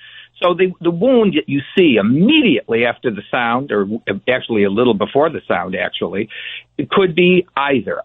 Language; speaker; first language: English; native; English